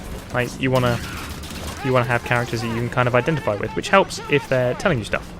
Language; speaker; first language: English; native; English